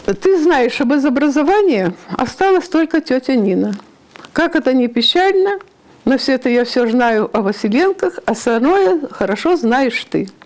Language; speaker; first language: Russian; non-native, local second language; Ukrainian